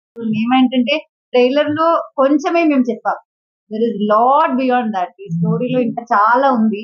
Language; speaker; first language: Telugu; non-native, local second language; Malayalam